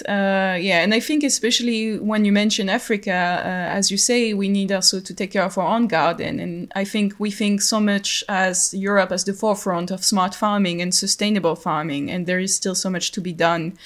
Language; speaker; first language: English; non-native, fluent; French